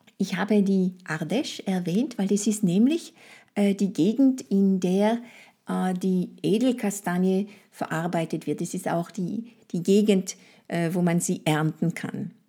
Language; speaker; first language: German; non-native, fluent; French